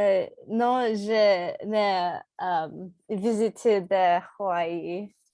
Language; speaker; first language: French; non-native, learner; English